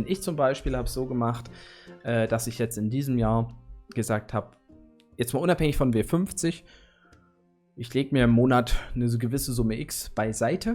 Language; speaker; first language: German; native; German